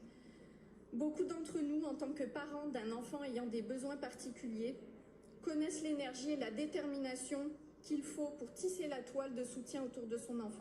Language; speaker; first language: French; native; French